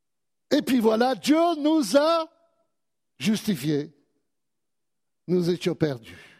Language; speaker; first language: French; native; French